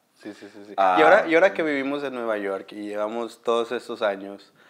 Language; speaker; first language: Spanish; native; Spanish